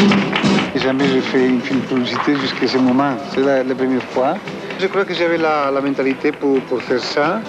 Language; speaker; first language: French; non-native, fluent; Spanish